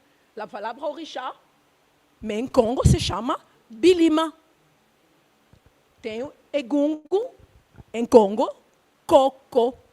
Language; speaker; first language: Portuguese; non-native, learner; Luba-Lulua